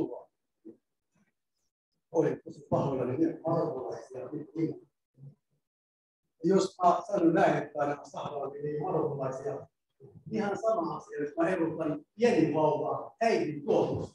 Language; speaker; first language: Finnish; non-native, learner; Arabic